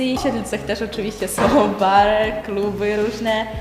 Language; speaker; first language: Polish; non-native, fluent; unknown